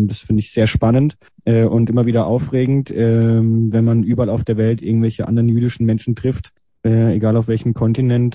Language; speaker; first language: German; native; German